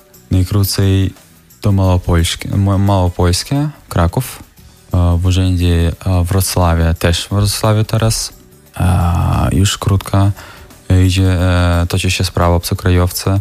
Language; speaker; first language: Polish; non-native, fluent; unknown